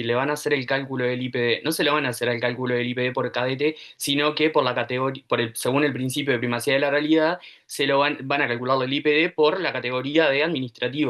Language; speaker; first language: Spanish; native; Spanish